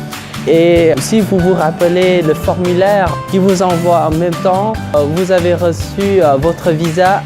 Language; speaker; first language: French; non-native, fluent; Vietnamese